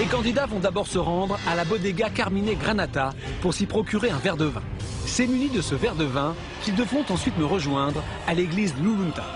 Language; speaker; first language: French; native; French